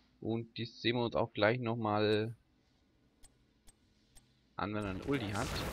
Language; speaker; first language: German; native; German